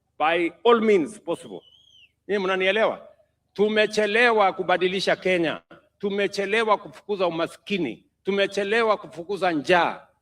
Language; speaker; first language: Swahili; non-native, local second language; Kalenjin